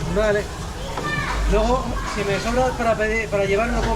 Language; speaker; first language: Spanish; native; Spanish